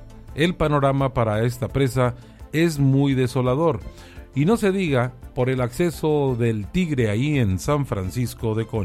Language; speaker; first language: Spanish; native; Spanish